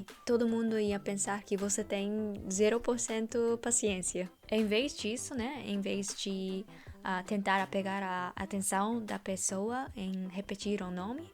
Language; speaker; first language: Portuguese; non-native, fluent; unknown